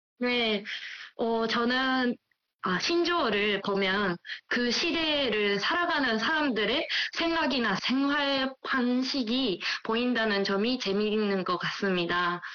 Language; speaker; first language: Korean; non-native, fluent; Japanese